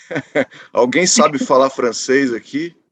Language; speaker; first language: Portuguese; native; Portuguese